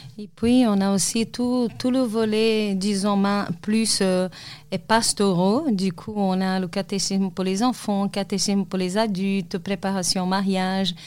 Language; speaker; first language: French; non-native, fluent; Portuguese